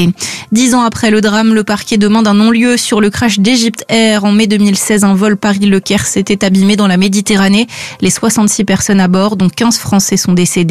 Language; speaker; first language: French; native; French